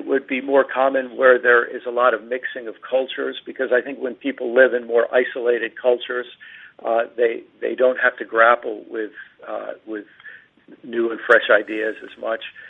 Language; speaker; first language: English; native; English